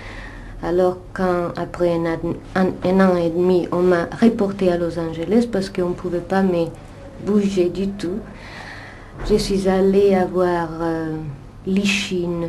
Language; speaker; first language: French; non-native, fluent; Italian